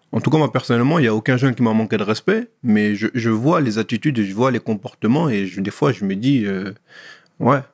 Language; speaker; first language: French; native; French